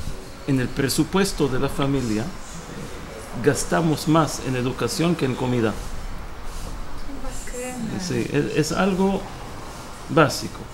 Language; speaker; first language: Spanish; early bilingual, heritage; Hebrew